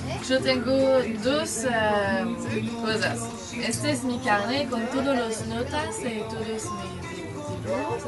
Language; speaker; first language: Spanish; non-native, learner; French